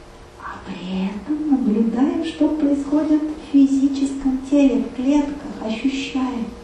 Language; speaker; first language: Russian; native; Russian